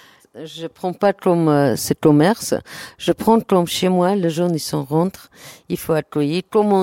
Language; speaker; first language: French; non-native, learner; Armenian